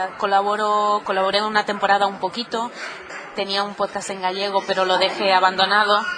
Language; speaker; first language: Spanish; native; Spanish